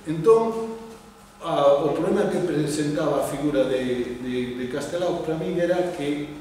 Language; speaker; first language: Spanish; non-native, local second language; Galician